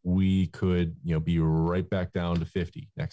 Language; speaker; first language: English; native; English